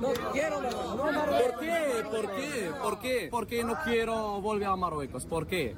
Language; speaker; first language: Spanish; non-native, learner; Arabic